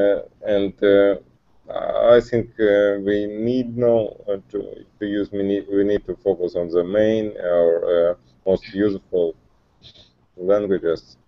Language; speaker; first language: English; non-native, learner; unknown